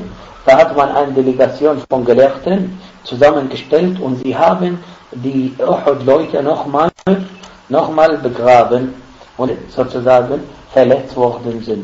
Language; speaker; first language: German; non-native, fluent; Arabic